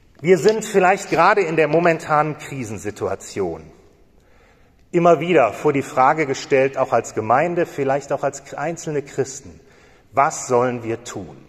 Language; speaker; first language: German; native; German